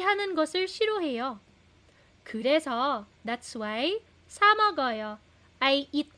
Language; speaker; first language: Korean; non-native, fluent; Filipino